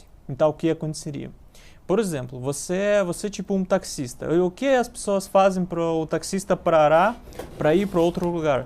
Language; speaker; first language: Portuguese; non-native, learner; Russian